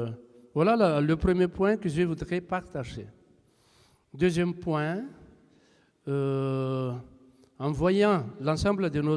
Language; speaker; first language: French; non-native, local second language; Malagasy